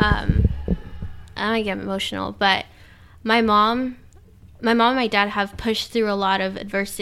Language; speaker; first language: English; early bilingual, other home language; Spanish